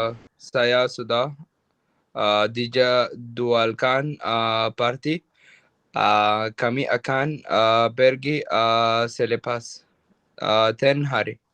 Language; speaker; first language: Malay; non-native, learner; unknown